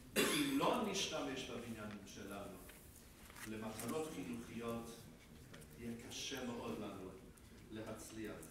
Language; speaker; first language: Hebrew; non-native, fluent; English